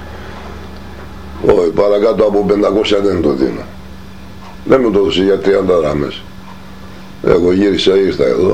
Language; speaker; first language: Greek; non-native, local second language; Turkish